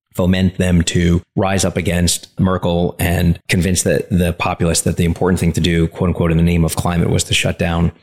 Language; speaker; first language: English; native; English